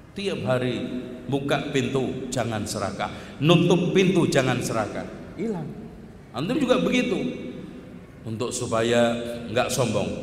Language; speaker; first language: Indonesian; native; Indonesian